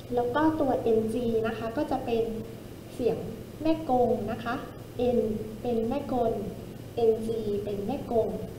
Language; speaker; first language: Thai; native; Thai